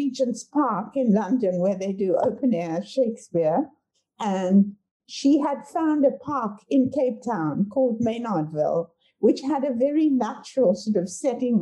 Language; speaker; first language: English; native; English